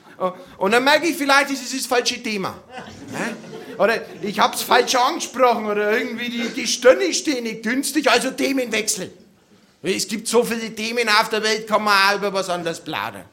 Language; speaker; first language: German; native; German